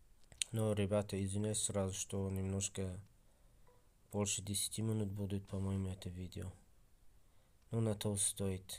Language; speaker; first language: Russian; non-native, fluent; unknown